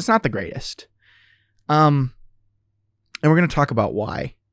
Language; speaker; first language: English; native; English